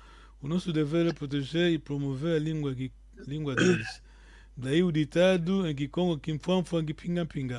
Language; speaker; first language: Portuguese; non-native, local second language; Kongo